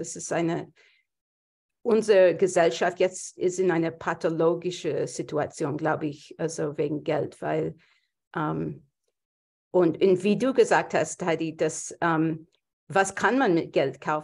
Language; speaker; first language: German; non-native, fluent; English